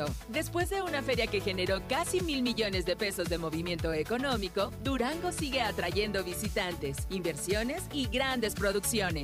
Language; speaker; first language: Spanish; native; Spanish